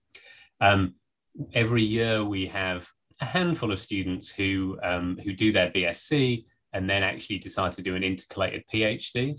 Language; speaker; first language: English; native; English